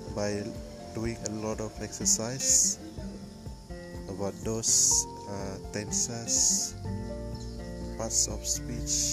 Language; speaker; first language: English; non-native, local second language; Malay